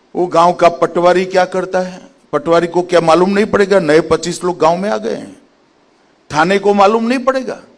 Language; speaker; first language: Hindi; non-native, local second language; Gujarati